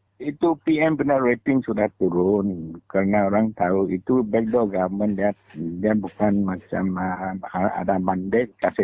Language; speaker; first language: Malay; non-native, local second language; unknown